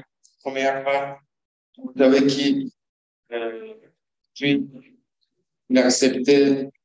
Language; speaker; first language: French; non-native, learner; Kurdish